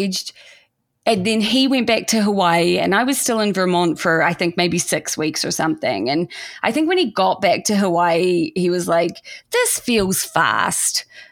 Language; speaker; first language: English; native; English